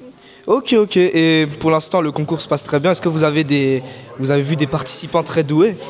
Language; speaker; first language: French; native; French